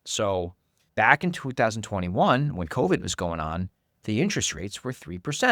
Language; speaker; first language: English; native; English